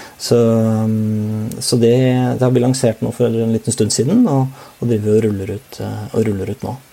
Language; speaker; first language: Norwegian; native; Norwegian